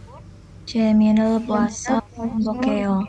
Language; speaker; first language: Korean; non-native, learner; Indonesian